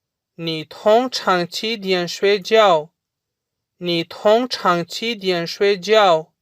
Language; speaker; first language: Chinese; non-native, fluent; Urdu